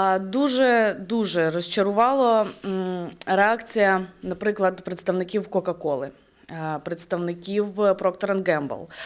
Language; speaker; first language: Ukrainian; native; Ukrainian